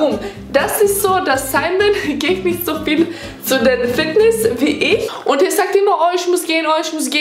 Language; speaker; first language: German; non-native, learner; English